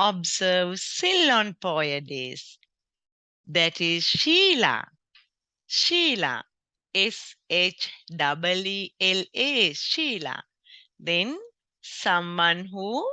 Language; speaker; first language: English; non-native, local second language; Sinhala